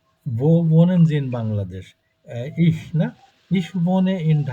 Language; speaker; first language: German; non-native, fluent; Bangla